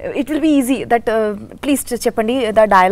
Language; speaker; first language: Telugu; non-native, learner; Bangla